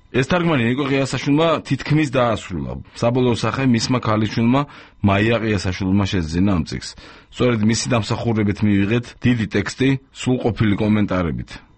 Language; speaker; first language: Georgian; native; Georgian